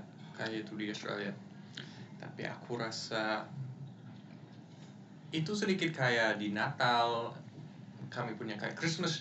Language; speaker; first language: Indonesian; non-native, fluent; English